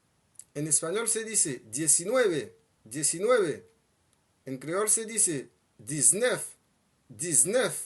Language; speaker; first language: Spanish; non-native, fluent; Haitian Creole